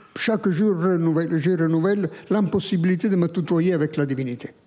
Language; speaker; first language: French; non-native, fluent; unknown